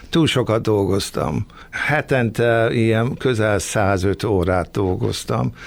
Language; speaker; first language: Hungarian; early bilingual, heritage; Hungarian